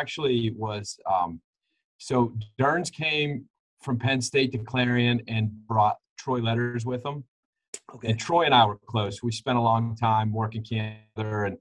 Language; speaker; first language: English; native; English